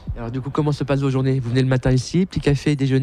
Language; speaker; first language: French; native; French